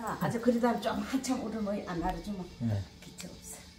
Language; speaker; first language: Korean; native; Korean